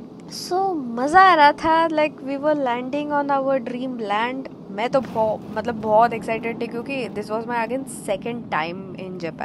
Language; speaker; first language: Hindi; non-native, local second language; Marathi